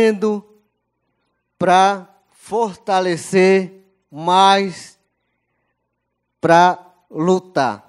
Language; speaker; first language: Portuguese; non-native, local second language; Yanomámi